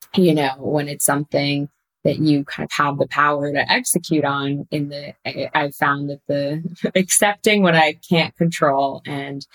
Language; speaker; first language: English; native; English